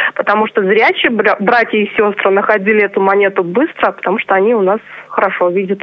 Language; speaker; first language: Russian; non-native, local second language; Chuvash